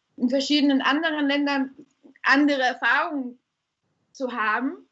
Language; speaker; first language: German; non-native, fluent; Bulgarian